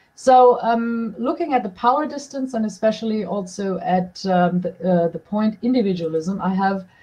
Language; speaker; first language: English; non-native, fluent; German